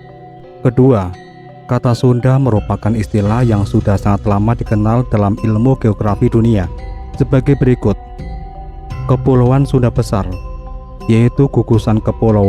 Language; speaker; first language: Indonesian; native; Indonesian